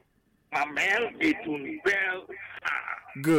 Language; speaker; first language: French; non-native, learner; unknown